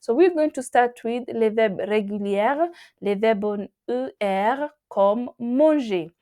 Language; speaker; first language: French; non-native, fluent; English